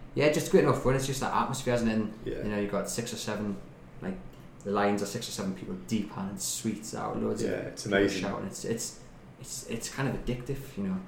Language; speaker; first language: English; native; English